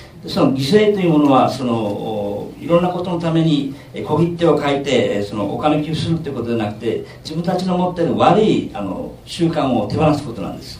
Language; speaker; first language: Japanese; native; Japanese